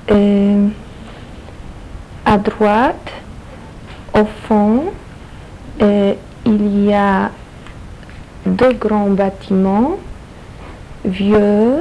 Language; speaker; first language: French; non-native, learner; Polish